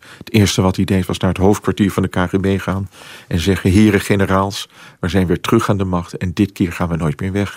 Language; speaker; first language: Dutch; native; Dutch